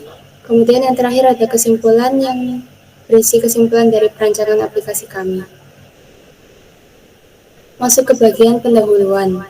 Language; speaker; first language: Indonesian; native; Indonesian